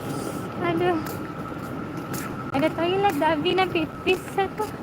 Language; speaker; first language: Indonesian; native; Indonesian